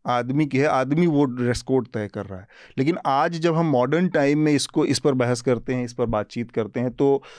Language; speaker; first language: Hindi; native; Hindi